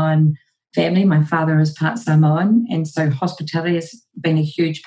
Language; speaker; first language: English; native; English